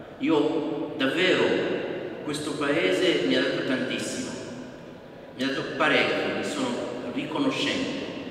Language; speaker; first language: Italian; non-native, fluent; Arabic